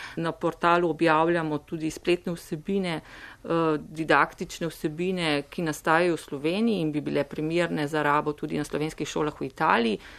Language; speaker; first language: Slovenian; native; Slovenian